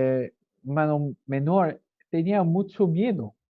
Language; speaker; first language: Spanish; non-native, learner; Korean